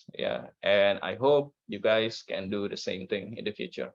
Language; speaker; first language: English; non-native, learner; Indonesian